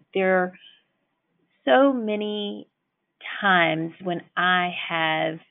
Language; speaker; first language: English; native; English